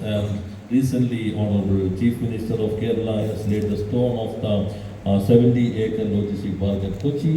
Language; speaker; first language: English; non-native, local second language; Malayalam